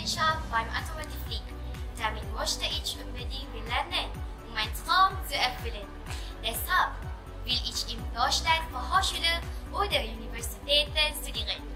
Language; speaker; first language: German; non-native, learner; Malay